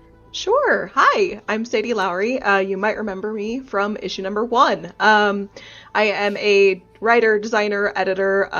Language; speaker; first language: English; native; English